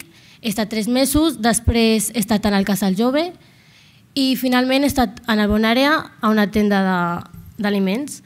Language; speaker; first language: Catalan; non-native, local second language; Arabic